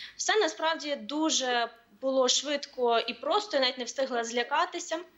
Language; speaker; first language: Ukrainian; native; Ukrainian